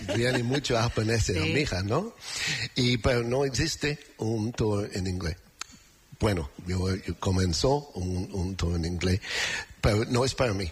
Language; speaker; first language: Spanish; non-native, learner; English